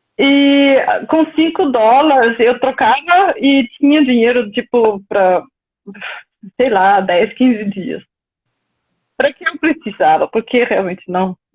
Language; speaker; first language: Portuguese; non-native, fluent; German